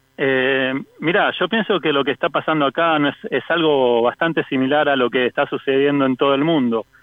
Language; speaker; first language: Spanish; native; Spanish